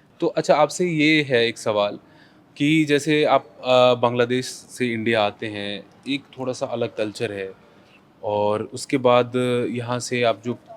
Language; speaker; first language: Hindi; native; Hindi